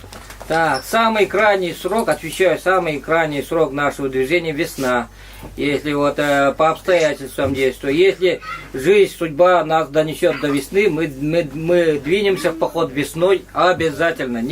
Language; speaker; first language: Russian; native; Russian